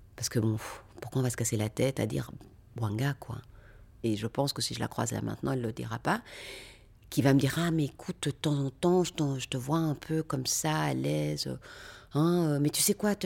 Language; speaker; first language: French; native; French